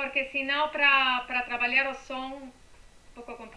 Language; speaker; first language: Portuguese; non-native, fluent; Spanish